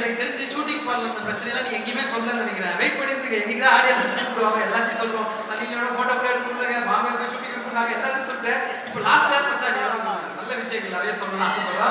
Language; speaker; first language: Tamil; native; Tamil